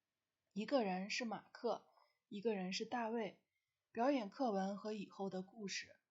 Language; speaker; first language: Chinese; non-native, fluent; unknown